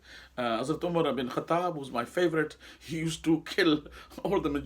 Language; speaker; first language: English; non-native, local second language; Urdu